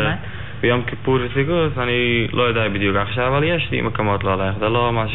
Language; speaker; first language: Hebrew; non-native, learner; Yiddish